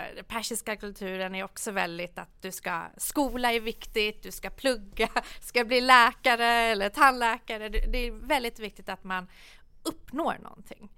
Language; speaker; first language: Swedish; early bilingual, other home language; Persian